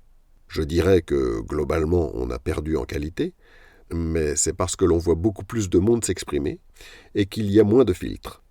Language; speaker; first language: French; native; French